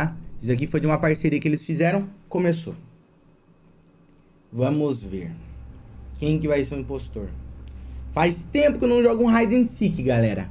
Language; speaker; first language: Portuguese; native; Portuguese